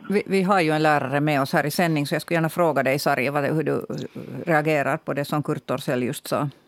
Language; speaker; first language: Swedish; native; Swedish